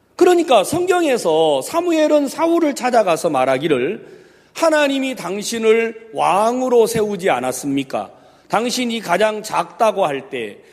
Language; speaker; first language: Korean; native; Korean